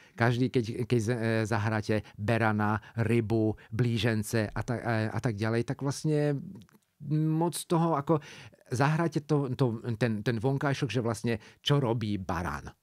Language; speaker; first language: Slovak; non-native, local second language; Hungarian